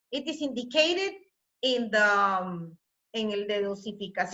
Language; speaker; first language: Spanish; native; Spanish